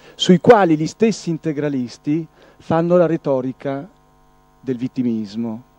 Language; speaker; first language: Italian; non-native, fluent; Arabic